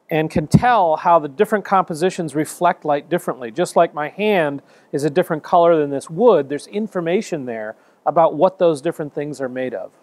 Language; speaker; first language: English; native; English